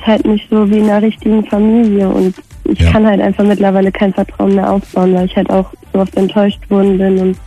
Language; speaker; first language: German; native; German